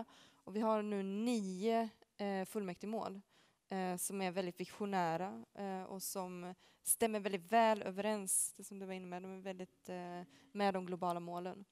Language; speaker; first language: Swedish; native; Swedish